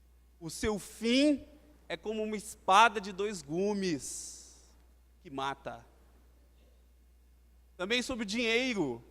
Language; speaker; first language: Portuguese; native; Portuguese